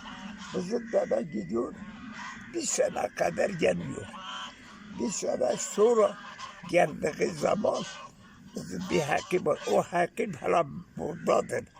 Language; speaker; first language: Turkish; non-native, local second language; Kurdish